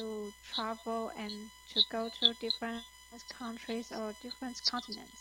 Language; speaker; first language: English; non-native, learner; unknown